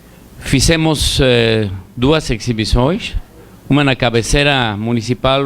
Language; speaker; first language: Portuguese; non-native, learner; Spanish